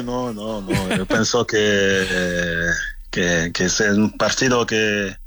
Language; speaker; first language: Spanish; non-native, fluent; French